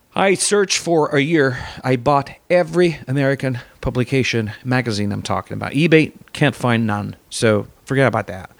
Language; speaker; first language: English; non-native, fluent; Italian